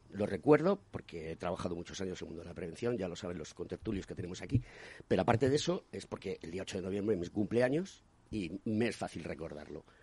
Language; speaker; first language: Spanish; native; Spanish